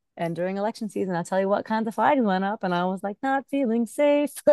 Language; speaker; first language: English; early bilingual, other home language; Urdu